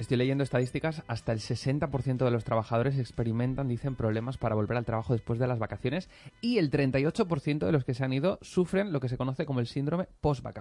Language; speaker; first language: Spanish; native; Spanish